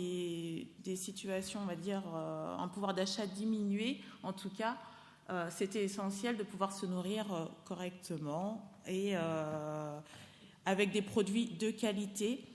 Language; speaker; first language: French; native; French